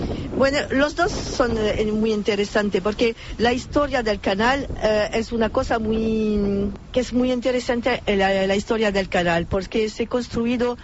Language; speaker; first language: Spanish; non-native, fluent; French